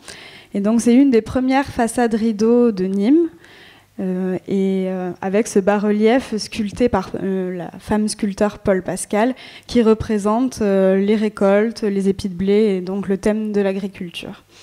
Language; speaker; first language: French; native; French